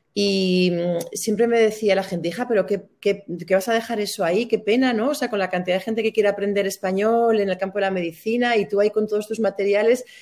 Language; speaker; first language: Spanish; native; Spanish